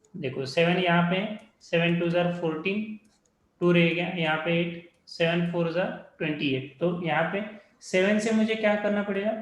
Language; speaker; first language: Hindi; non-native, local second language; Marathi